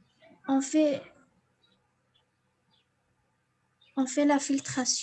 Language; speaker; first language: French; non-native, local second language; Arabic